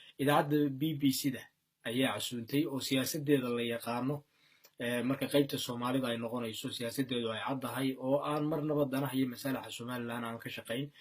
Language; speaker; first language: Somali; native; Somali